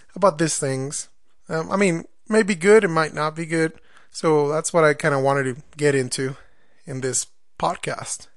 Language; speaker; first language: English; non-native, fluent; Spanish